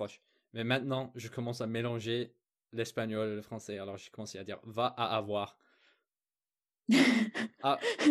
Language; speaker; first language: French; non-native, fluent; English